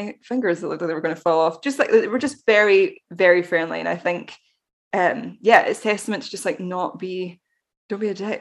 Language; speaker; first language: English; native; English